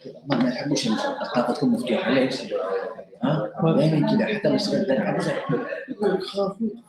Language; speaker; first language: Arabic; native; Arabic